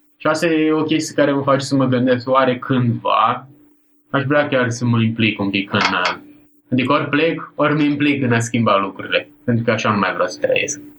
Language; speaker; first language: Romanian; non-native, fluent; Italian